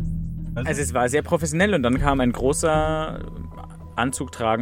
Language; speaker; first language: German; native; German